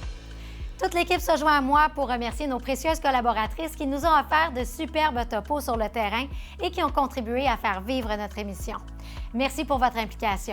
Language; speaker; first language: French; native; French